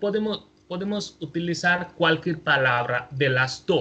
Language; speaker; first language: Spanish; non-native, fluent; Hindi